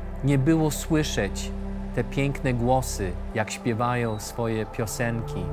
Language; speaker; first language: Polish; early bilingual, heritage; English